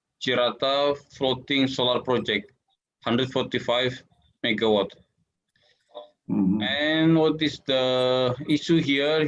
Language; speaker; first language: English; non-native, learner; Indonesian